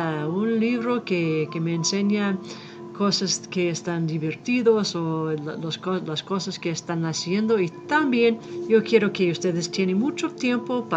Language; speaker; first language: Spanish; non-native, fluent; English